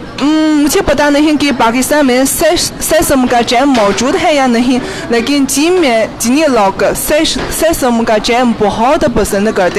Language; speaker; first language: Hindi; non-native, fluent; Chinese